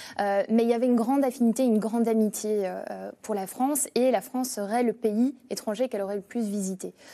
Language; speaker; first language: French; non-native, fluent; English